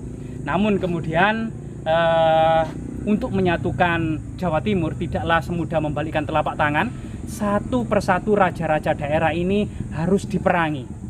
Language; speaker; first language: Indonesian; native; Indonesian